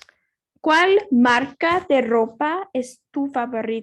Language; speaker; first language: Spanish; non-native, learner; English